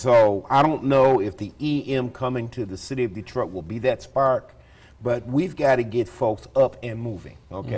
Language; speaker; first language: English; native; English